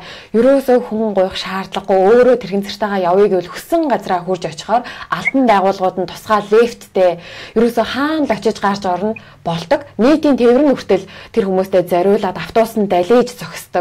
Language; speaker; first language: Mongolian; native; Mongolian